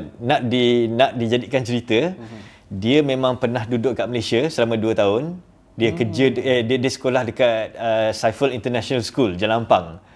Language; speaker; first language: Malay; native; Malay